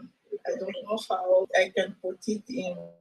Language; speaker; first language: English; non-native, local second language; French